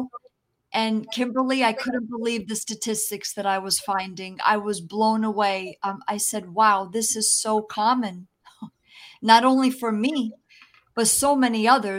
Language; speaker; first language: English; early bilingual, other home language; Italian